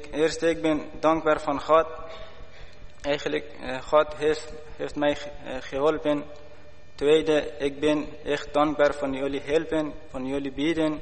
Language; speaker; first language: Dutch; non-native, learner; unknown